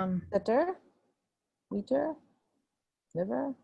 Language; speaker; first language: French; non-native, fluent; English